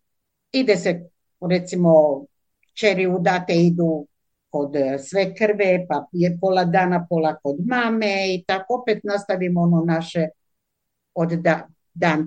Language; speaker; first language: Croatian; native; Croatian